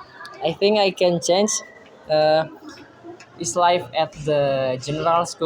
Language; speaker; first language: English; non-native, learner; Indonesian